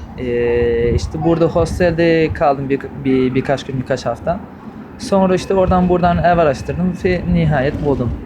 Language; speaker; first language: Turkish; early bilingual, heritage; Turkish